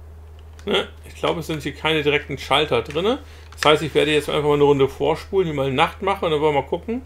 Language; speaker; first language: German; native; German